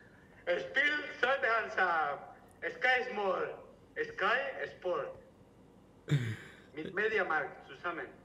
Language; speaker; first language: German; non-native, learner; Spanish